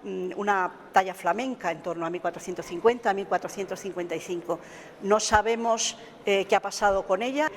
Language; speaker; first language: Spanish; native; Spanish